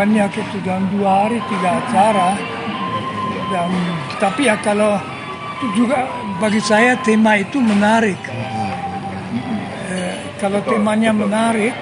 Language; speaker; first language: Indonesian; non-native, fluent; German